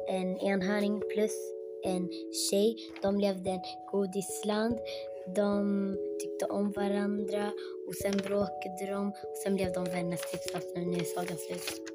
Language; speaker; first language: Swedish; non-native, learner; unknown